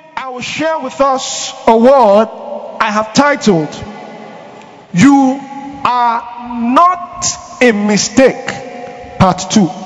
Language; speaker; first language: English; non-native, local second language; Yoruba